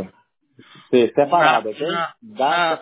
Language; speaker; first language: Spanish; non-native, learner; Portuguese